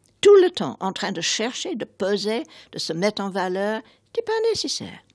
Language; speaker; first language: French; non-native, fluent; English